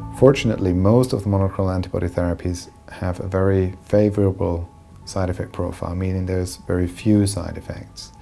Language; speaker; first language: English; non-native, fluent; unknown